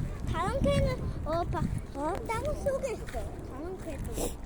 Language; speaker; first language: Korean; non-native, local second language; Mongolian